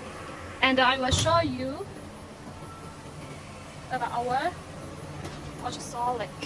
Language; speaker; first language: English; non-native, learner; Chinese